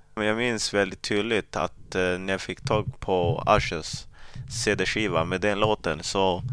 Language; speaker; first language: Swedish; early bilingual, other home language; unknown